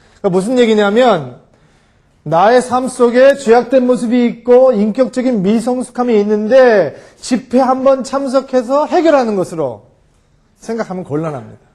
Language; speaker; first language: Korean; early bilingual, heritage; Korean